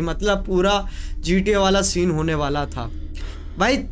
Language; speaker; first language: Hindi; native; Hindi